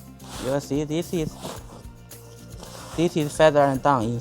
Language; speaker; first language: English; non-native, learner; Chinese